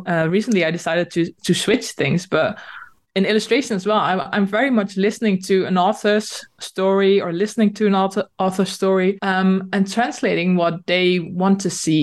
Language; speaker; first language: English; non-native, fluent; Dutch